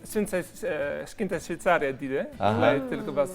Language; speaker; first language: Kazakh; non-native, learner; Dutch